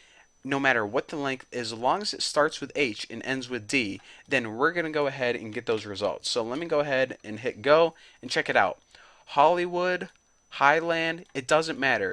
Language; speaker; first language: English; native; English